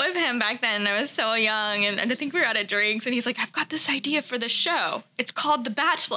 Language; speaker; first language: English; native; English